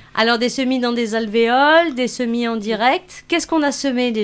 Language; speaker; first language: French; native; French